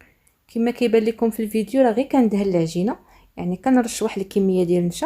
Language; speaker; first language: Arabic; native; Arabic